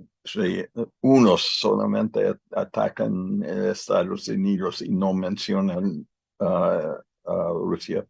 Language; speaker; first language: Spanish; non-native, learner; English